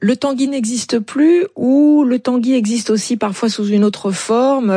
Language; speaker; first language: French; native; French